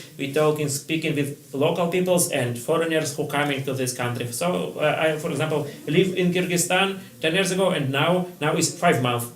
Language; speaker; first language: English; non-native, learner; Russian